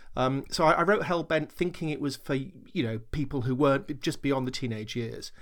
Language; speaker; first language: English; native; English